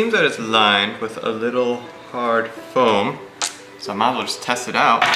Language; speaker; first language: English; native; English